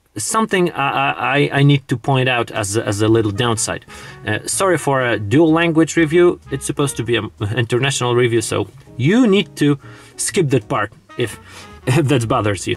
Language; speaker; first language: English; non-native, fluent; Polish